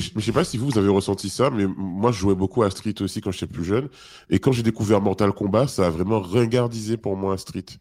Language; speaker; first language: French; native; French